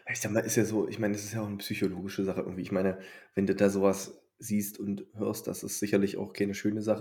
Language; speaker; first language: German; native; German